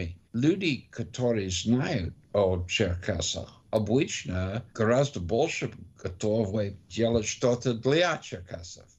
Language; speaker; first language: Russian; non-native, learner; English